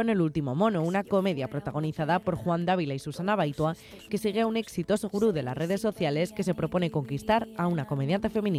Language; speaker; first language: Spanish; native; Spanish